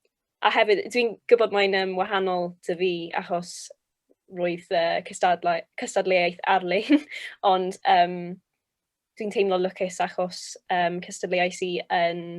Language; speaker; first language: Welsh; non-native, local second language; English